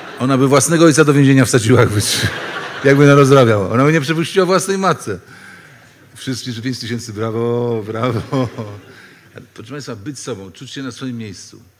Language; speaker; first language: Polish; native; Polish